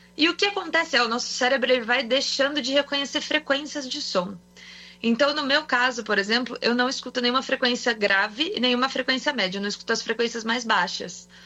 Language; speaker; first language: Portuguese; native; Portuguese